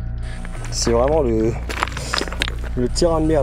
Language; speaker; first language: French; native; French